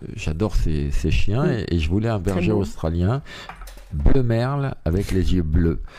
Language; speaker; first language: French; native; French